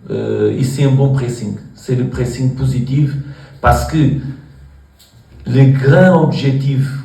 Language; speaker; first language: French; non-native, learner; Portuguese